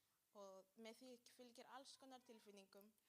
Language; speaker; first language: Icelandic; non-native, learner; Spanish